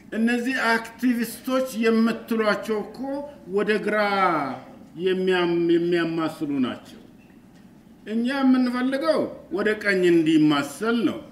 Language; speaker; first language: Amharic; native; Amharic